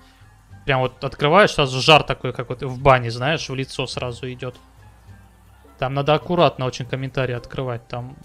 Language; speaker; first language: Russian; native; Russian